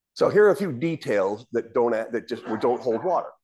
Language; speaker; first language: English; native; English